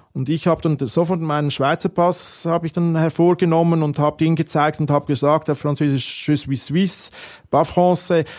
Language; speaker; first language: German; native; German